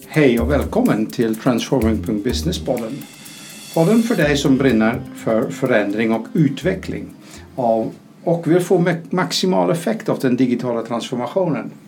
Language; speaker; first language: Swedish; non-native, fluent; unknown